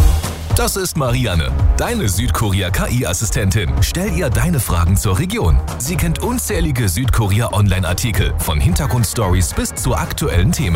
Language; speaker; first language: German; native; German